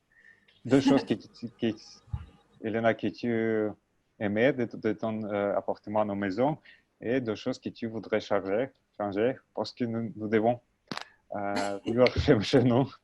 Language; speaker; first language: French; non-native, learner; Russian